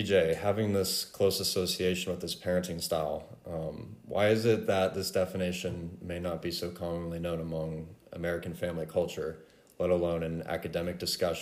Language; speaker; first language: English; native; English